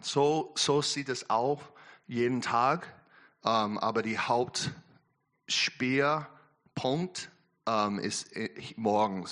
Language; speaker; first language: German; non-native, learner; English